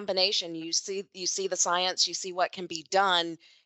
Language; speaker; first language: English; native; English